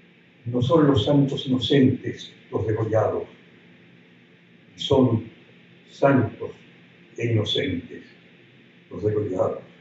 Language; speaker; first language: Spanish; native; Spanish